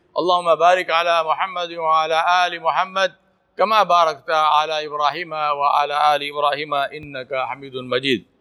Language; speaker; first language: Arabic; non-native, fluent; Urdu